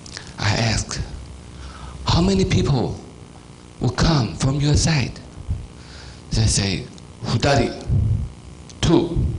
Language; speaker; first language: English; non-native, fluent; Chinese